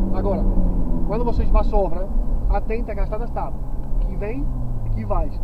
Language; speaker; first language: Portuguese; non-native, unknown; Italian